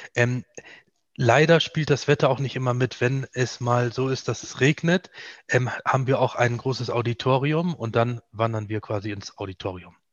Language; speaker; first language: German; native; German